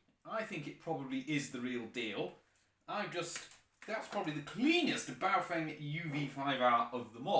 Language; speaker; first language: English; native; English